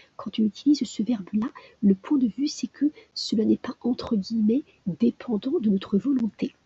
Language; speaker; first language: French; native; French